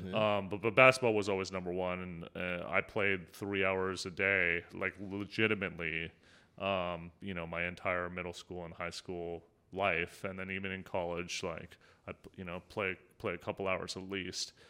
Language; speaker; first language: English; early bilingual, other home language; Hindi